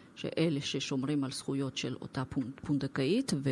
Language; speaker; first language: Hebrew; non-native, fluent; Russian